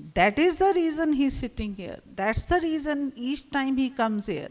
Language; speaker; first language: English; non-native, local second language; Hindi